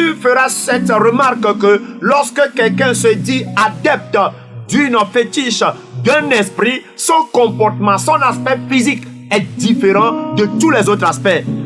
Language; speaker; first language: French; non-native, local second language; Ewe